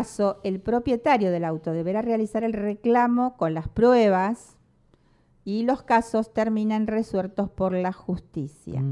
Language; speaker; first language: Spanish; native; Spanish